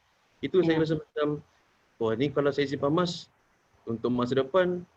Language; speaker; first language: Malay; native; Malay